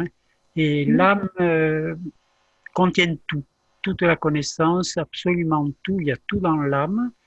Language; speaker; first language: French; native; French